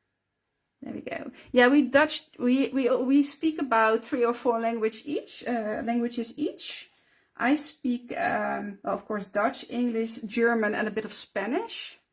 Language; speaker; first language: English; non-native, fluent; Dutch